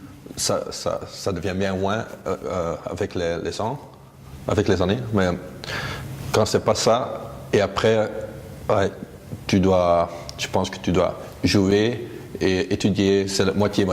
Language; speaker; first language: French; non-native, local second language; Dutch